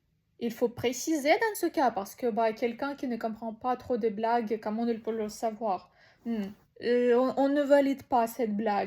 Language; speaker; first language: French; non-native, learner; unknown